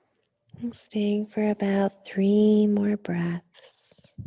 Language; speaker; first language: English; native; English